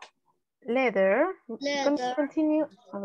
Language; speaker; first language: English; non-native, learner; Spanish